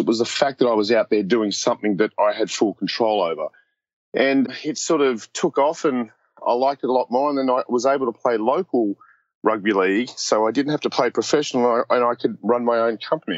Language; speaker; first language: English; native; English